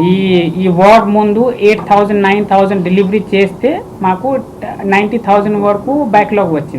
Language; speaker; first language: Telugu; non-native, fluent; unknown